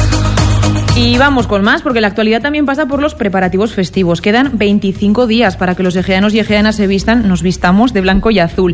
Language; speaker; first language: Spanish; native; Spanish